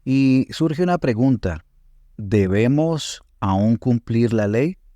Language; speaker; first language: Spanish; native; Spanish